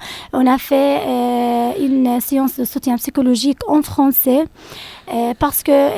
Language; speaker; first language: French; non-native, learner; Arabic